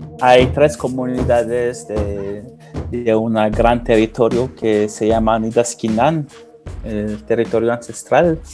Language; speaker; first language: Spanish; non-native, learner; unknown